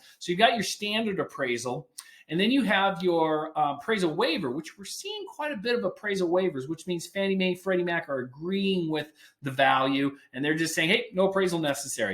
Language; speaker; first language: English; native; English